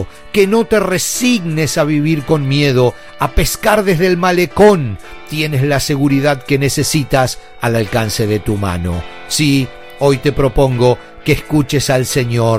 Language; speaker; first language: Spanish; native; Spanish